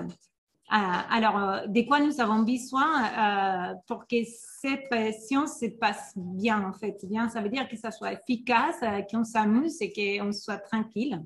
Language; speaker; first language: French; non-native, fluent; Spanish